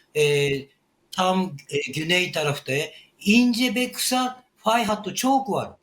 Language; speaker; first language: Turkish; non-native, learner; Japanese